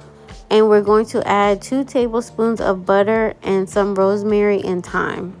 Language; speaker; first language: English; native; English